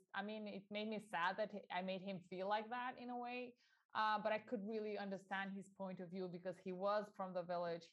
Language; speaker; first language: English; non-native, fluent; Albanian